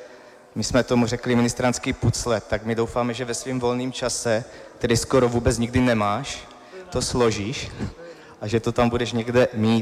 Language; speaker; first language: Czech; native; Czech